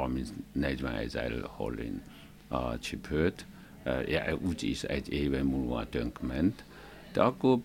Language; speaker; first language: Hungarian; non-native, learner; Chinese